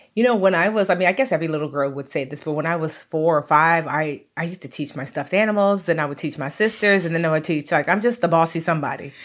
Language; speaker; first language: English; early bilingual, other home language; Yoruba